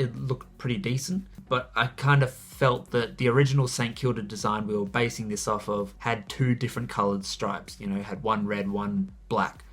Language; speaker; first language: English; native; English